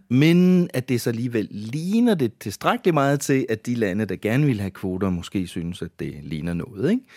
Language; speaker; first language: Danish; native; Danish